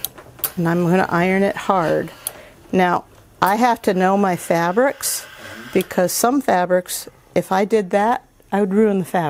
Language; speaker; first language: English; native; English